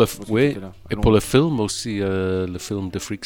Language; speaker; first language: French; non-native, fluent; English